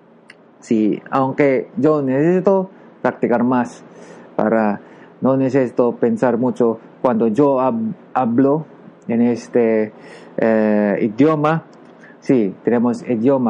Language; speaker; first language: Spanish; non-native, learner; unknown